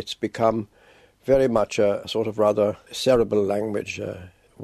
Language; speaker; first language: English; native; English